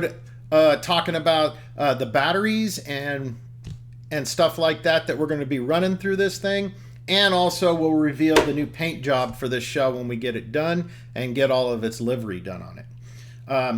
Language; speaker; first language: English; native; English